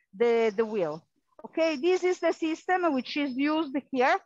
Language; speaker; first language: English; non-native, fluent; Italian